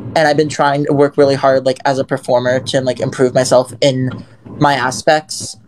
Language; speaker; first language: English; native; English